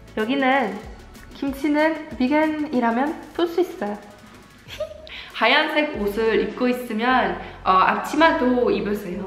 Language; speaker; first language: Korean; non-native, fluent; German